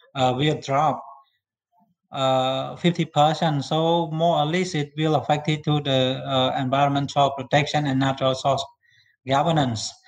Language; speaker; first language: English; non-native, learner; Khmer